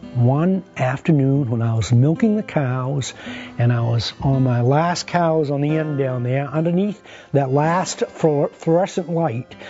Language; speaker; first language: English; native; English